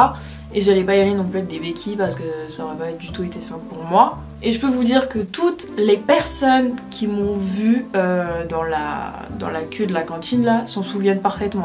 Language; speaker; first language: French; native; French